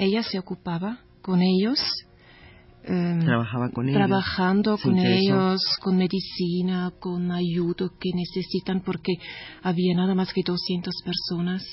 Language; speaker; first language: Spanish; non-native, learner; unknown